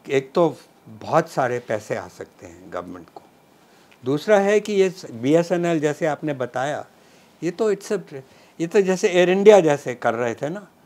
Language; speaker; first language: Hindi; non-native, local second language; Punjabi